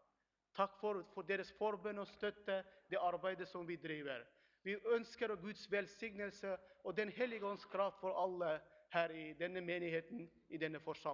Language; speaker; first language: Swedish; non-native, learner; Turkmen